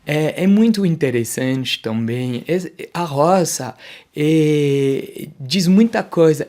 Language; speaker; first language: Portuguese; non-native, fluent; French